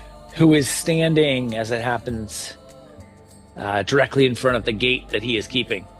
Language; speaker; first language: English; native; English